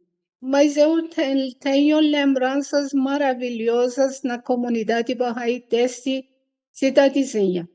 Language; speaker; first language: Portuguese; non-native, fluent; Persian